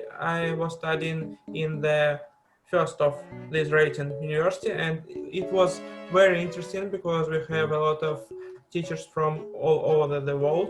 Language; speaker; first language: English; non-native, fluent; Russian